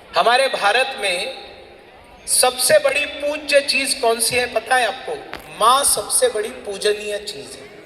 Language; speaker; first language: Hindi; non-native, local second language; Marathi